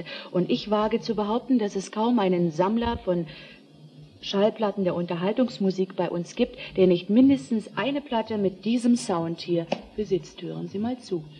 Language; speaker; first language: German; native; German